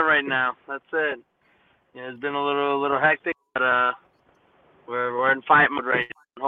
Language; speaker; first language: English; native; English